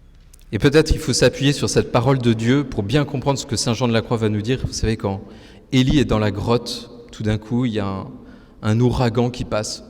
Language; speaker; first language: French; native; French